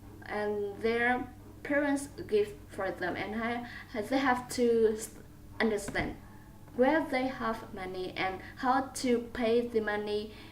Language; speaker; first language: English; non-native, learner; Vietnamese